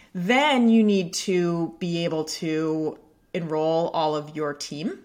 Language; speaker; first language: English; native; English